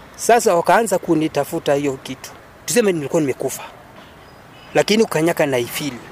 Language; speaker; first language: Swahili; non-native, local second language; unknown